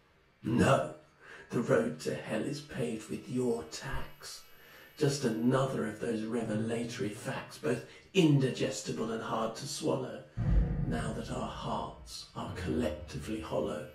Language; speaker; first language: English; native; English